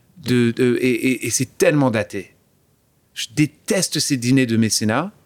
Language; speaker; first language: French; early bilingual, other home language; English